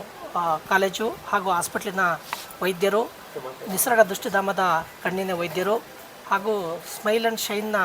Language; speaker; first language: Kannada; native; Kannada